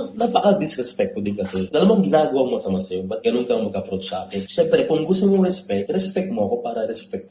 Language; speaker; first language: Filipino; non-native, local second language; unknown